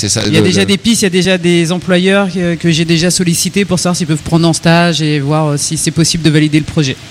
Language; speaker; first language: French; native; French